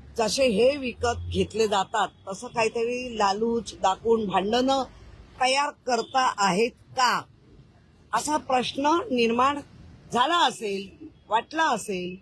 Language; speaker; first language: Marathi; native; Marathi